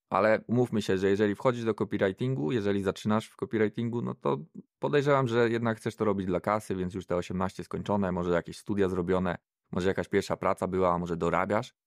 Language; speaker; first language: Polish; native; Polish